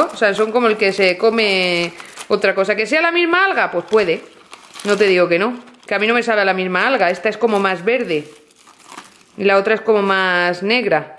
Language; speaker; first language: Spanish; native; Spanish